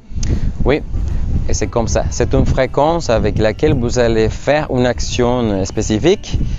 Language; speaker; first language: French; non-native, fluent; Spanish